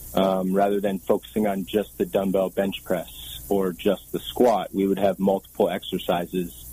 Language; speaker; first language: English; native; English